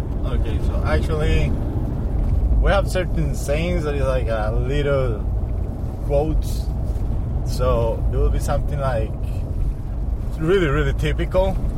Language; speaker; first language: English; non-native, fluent; Spanish